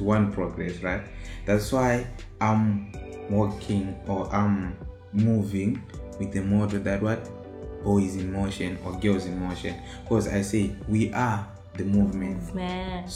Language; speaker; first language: English; non-native, local second language; Shona